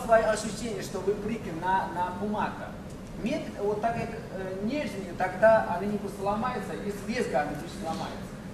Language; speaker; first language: Russian; non-native, learner; Chinese